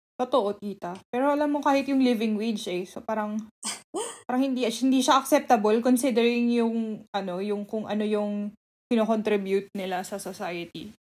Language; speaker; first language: Filipino; native; Filipino